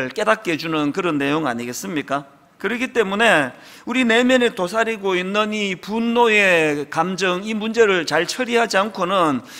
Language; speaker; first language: Korean; native; Korean